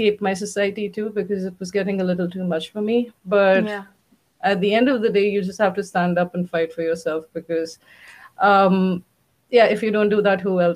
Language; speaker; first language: English; non-native, local second language; Hindi